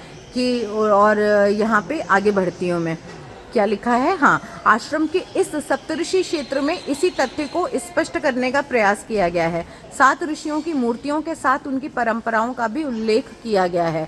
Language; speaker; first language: Hindi; native; Hindi